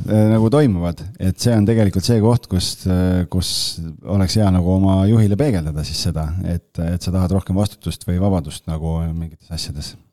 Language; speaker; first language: Estonian; native; Estonian